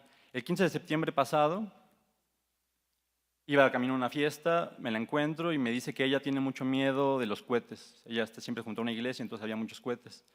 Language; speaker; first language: Spanish; native; Spanish